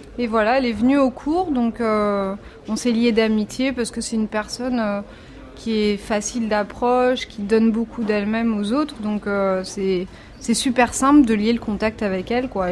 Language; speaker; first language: French; native; French